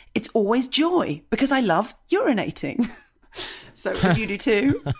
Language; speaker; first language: English; native; English